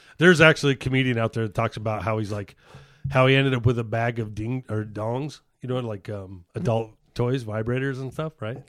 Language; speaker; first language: English; native; English